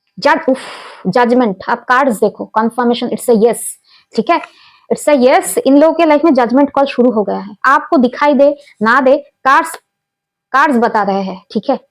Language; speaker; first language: Hindi; non-native, local second language; Bangla